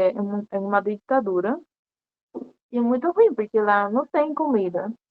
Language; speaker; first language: Portuguese; non-native, learner; Spanish